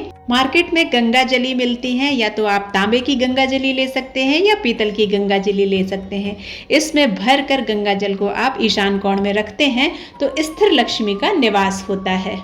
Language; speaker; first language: Hindi; native; Hindi